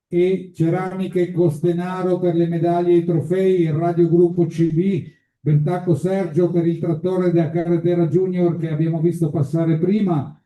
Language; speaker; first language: Italian; native; Italian